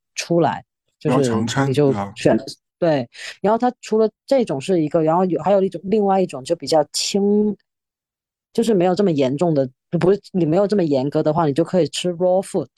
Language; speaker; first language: Chinese; non-native, local second language; Cantonese